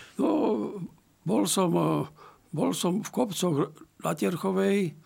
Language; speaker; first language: Slovak; native; Slovak